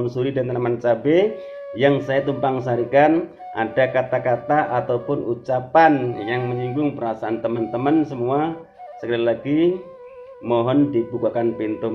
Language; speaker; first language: Indonesian; native; Indonesian